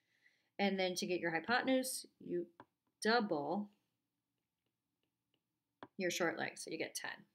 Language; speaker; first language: English; native; English